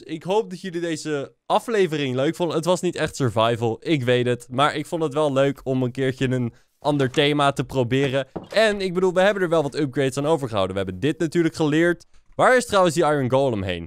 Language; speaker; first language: Dutch; native; Dutch